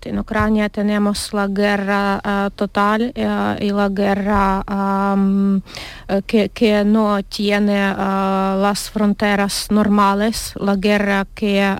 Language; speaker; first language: Spanish; non-native, learner; Ukrainian